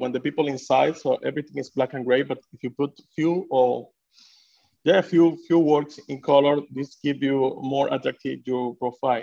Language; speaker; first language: English; non-native, fluent; Spanish